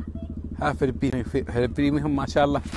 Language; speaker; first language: Arabic; native; Arabic